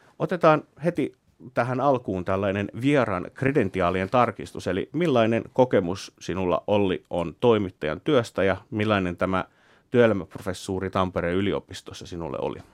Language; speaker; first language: Finnish; native; Finnish